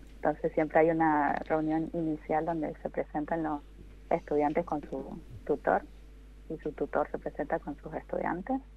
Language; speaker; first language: Spanish; non-native, local second language; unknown